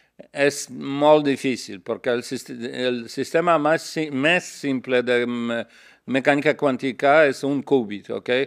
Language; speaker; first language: Catalan; non-native, learner; Polish